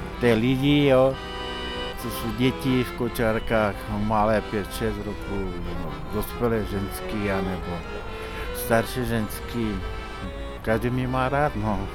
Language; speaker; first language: Czech; non-native, local second language; Slovak